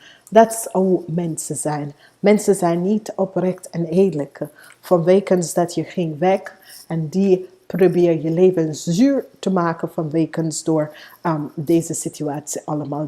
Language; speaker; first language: Dutch; non-native, fluent; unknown